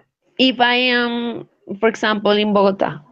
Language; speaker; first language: English; non-native, learner; Spanish